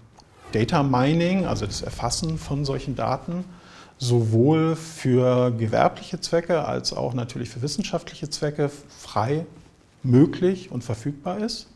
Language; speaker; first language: German; native; German